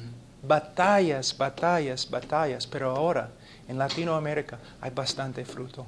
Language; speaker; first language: Spanish; non-native, fluent; English